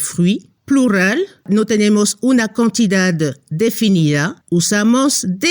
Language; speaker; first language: Spanish; non-native, fluent; French